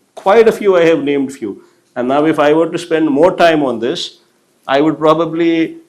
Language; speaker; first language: English; non-native, local second language; Telugu